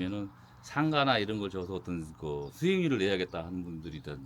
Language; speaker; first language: Korean; native; Korean